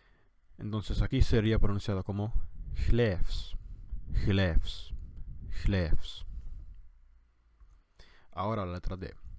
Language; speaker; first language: Spanish; non-native, fluent; English